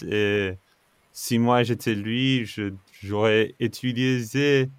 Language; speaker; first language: French; non-native, fluent; English